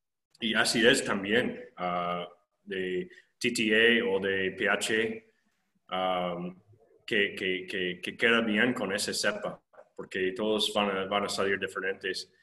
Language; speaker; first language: Spanish; non-native, fluent; English